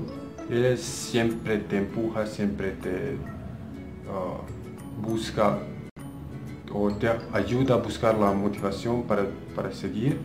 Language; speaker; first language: Spanish; non-native, fluent; Bosnian